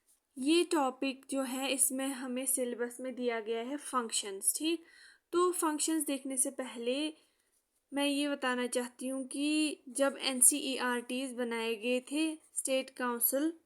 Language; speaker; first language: Hindi; native; Hindi